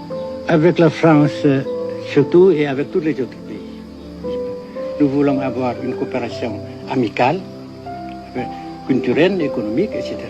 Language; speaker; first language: French; non-native, local second language; Vietnamese